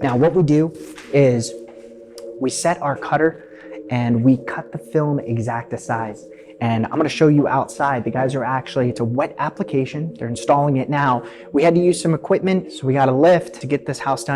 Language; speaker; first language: English; native; English